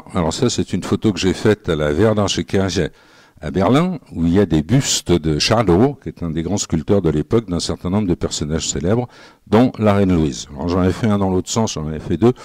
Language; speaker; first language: French; native; French